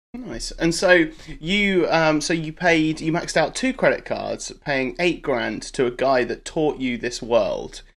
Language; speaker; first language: English; native; English